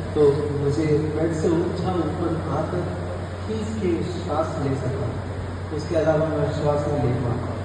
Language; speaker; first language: Hindi; non-native, local second language; Malayalam